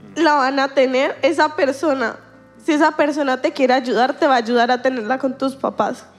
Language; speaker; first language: Spanish; native; Spanish